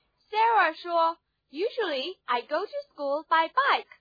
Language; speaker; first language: English; non-native, fluent; Chinese